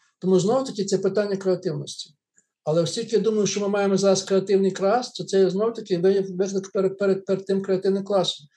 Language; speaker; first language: Ukrainian; native; Ukrainian